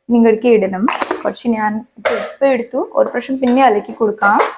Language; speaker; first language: Malayalam; native; Malayalam